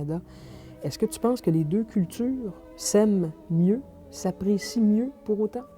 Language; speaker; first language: French; native; French